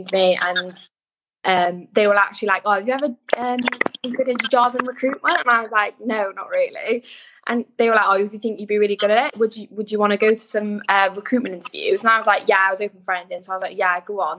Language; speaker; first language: English; native; English